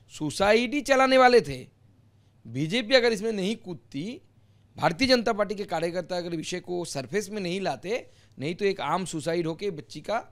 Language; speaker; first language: Hindi; non-native, local second language; Bangla